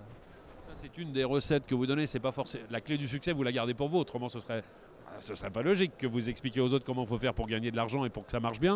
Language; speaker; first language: French; native; French